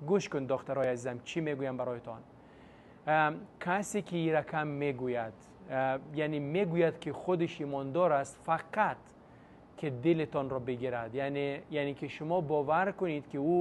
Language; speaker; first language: Persian; non-native, fluent; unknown